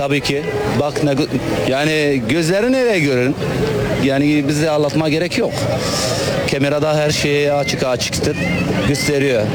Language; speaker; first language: Turkish; non-native, learner; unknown